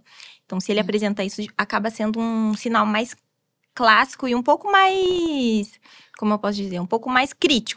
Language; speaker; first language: Portuguese; native; Portuguese